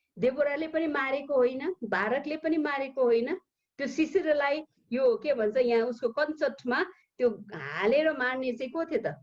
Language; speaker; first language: Nepali; early bilingual, heritage; Nepali